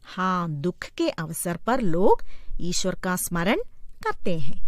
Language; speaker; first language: Hindi; non-native, local second language; Malayalam